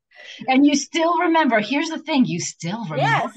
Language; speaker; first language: English; native; English